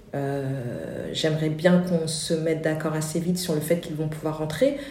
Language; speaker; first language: French; native; French